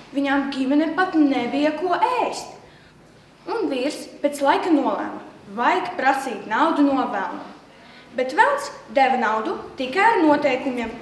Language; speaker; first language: Latvian; non-native, local second language; Russian